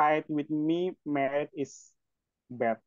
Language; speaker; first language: English; non-native, learner; Indonesian